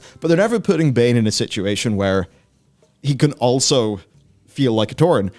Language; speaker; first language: English; native; English